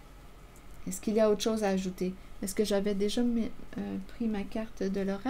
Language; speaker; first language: French; native; French